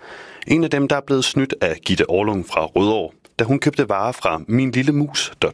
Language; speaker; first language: Danish; native; Danish